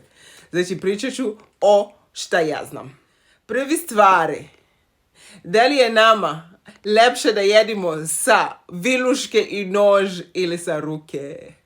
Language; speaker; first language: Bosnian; non-native, learner; Zulu